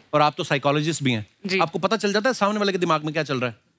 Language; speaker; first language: Hindi; native; Hindi